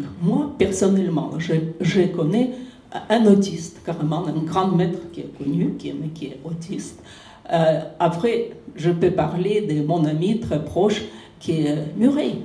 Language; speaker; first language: French; non-native, fluent; Russian